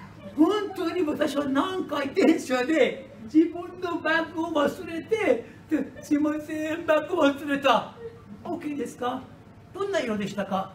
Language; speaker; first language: Japanese; non-native, learner; Persian